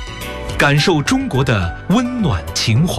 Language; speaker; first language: Chinese; native; Chinese